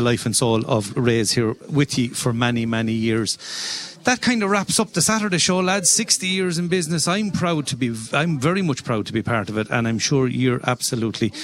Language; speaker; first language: English; native; English